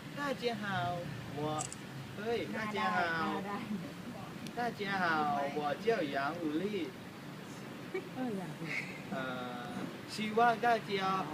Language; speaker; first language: Chinese; non-native, learner; Thai